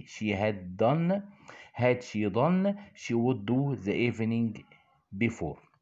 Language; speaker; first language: English; non-native, fluent; Arabic